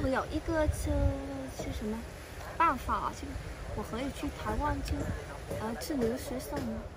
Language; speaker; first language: Chinese; non-native, learner; Vietnamese